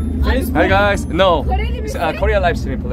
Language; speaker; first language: English; non-native, learner; Korean